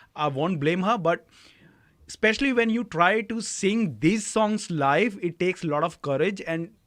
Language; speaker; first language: English; non-native, local second language; Hindi